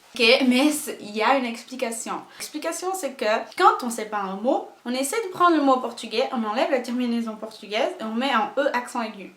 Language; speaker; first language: French; non-native, fluent; Portuguese